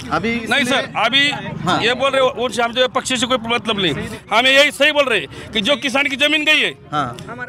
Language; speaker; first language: Hindi; non-native, local second language; Marathi